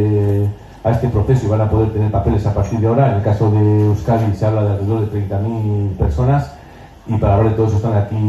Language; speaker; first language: Spanish; native; Spanish